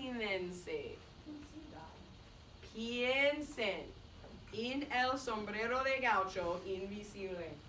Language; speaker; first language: Spanish; non-native, fluent; English